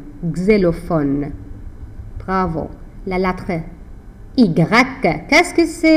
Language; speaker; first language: French; non-native, fluent; Arabic